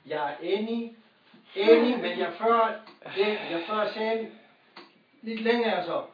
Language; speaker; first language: Danish; non-native, fluent; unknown